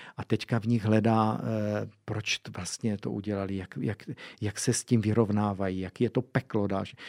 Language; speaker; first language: Czech; native; Czech